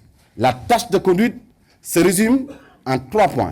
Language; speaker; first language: French; non-native, local second language; Wolof